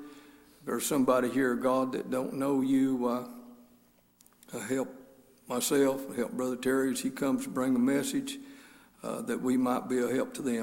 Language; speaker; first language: English; native; English